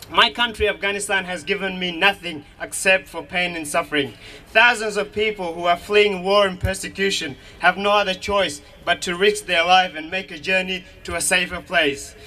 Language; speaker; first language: English; early bilingual, other home language; Hazaragi